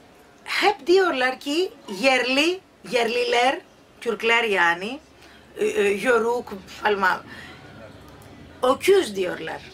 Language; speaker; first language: Turkish; non-native, fluent; Greek